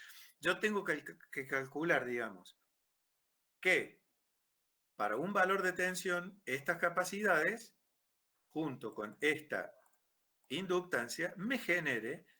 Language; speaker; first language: Spanish; native; Spanish